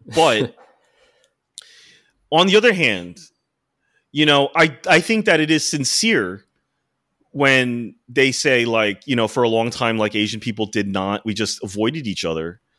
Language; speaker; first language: English; native; English